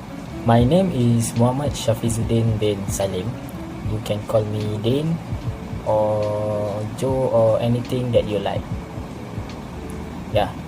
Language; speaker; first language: English; non-native, local second language; Malay